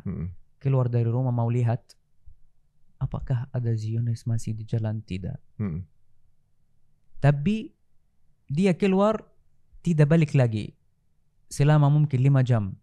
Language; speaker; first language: Indonesian; non-native, fluent; Arabic